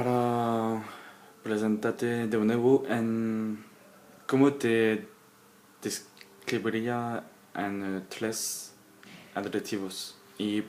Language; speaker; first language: Spanish; non-native, learner; French